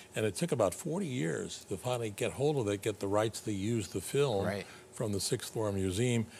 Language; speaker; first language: English; native; English